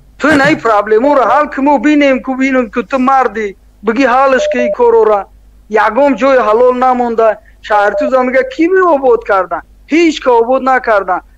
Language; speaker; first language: Tajik; native; Tajik